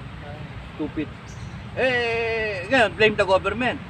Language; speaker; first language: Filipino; native; Filipino